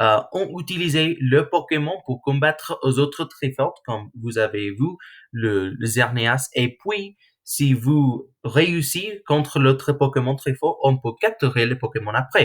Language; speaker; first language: French; non-native, learner; English